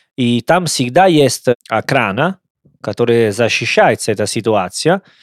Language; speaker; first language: Russian; non-native, learner; Italian